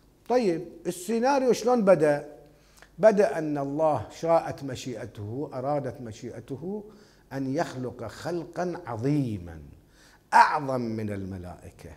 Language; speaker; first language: Arabic; native; Arabic